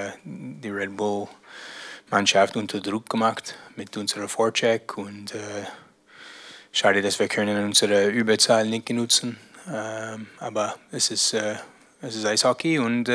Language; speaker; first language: German; non-native, learner; English